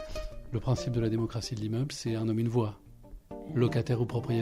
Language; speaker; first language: French; native; French